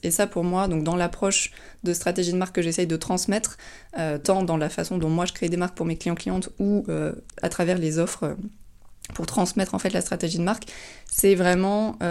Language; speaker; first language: French; native; French